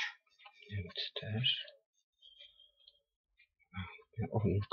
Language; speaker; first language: Polish; native; Polish